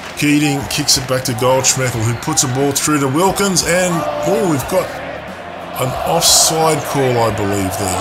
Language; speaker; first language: English; native; English